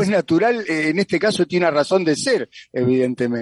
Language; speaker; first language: Spanish; native; Spanish